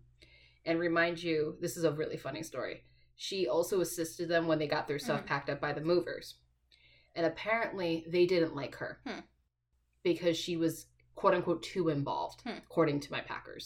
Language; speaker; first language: English; native; English